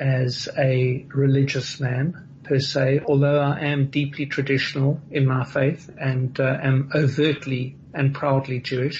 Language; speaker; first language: English; native; English